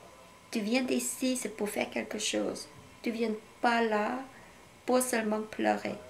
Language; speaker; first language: French; non-native, fluent; Khmer